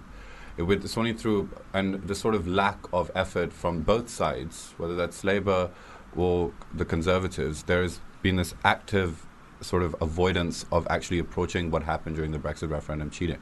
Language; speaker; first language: English; non-native, local second language; Urdu